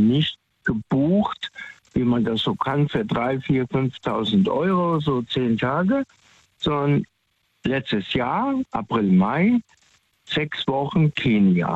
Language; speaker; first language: German; native; German